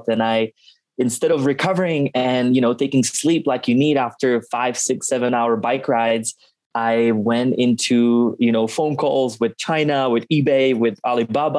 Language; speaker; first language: English; non-native, fluent; Czech